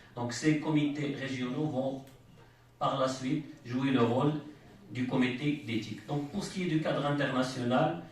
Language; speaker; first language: French; non-native, local second language; Arabic